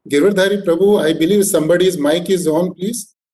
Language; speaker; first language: English; non-native, local second language; Hindi